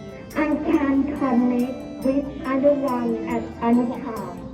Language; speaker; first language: English; non-native, learner; Thai